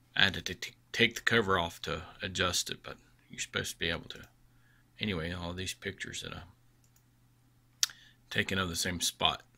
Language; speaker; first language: English; native; English